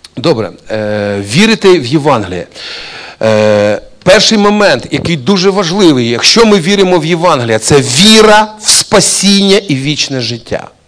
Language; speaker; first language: Ukrainian; non-native, local second language; Russian